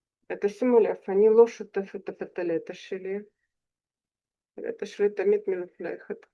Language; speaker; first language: Hebrew; non-native, fluent; Russian